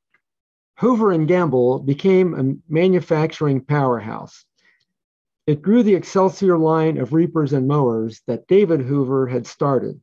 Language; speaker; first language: English; native; English